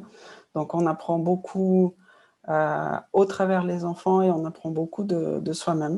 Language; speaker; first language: French; non-native, fluent; Portuguese